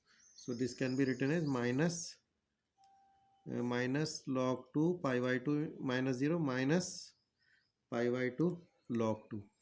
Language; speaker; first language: English; non-native, local second language; Hindi